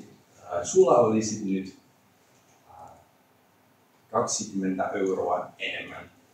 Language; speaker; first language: Finnish; non-native, learner; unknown